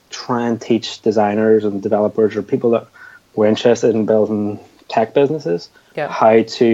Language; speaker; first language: English; native; English